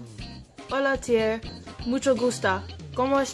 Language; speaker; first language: Spanish; non-native, learner; English